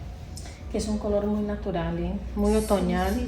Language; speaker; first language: Spanish; native; Spanish